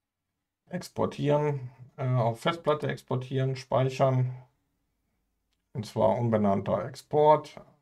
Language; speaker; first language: German; native; German